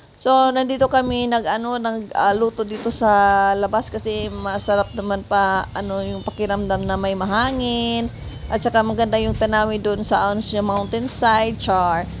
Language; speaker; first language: Filipino; non-native, local second language; Cebuano